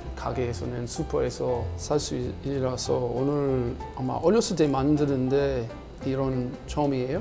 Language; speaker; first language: Korean; non-native, learner; English